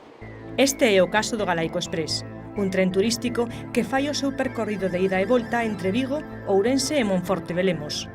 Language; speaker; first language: Galician; native; Galician